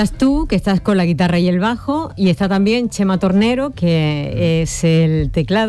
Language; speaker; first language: Spanish; native; Spanish